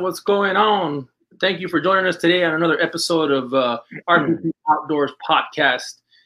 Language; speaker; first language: English; early bilingual, other home language; Spanish